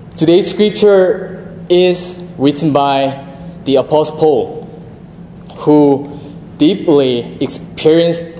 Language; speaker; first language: English; non-native, fluent; Korean